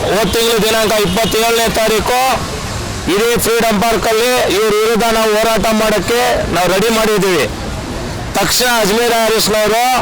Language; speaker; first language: Kannada; native; Kannada